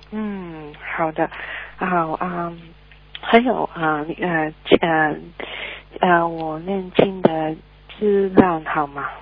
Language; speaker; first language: Chinese; early bilingual, heritage; Chinese